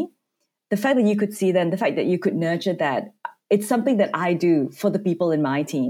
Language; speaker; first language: English; non-native, local second language; Cantonese